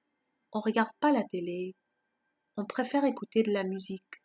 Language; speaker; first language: French; non-native, fluent; Persian